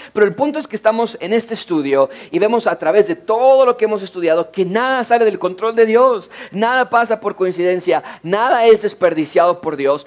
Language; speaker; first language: Spanish; native; Spanish